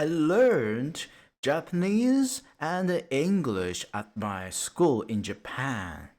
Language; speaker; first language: English; non-native, learner; Japanese